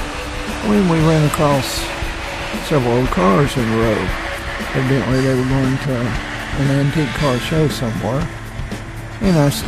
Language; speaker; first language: English; native; English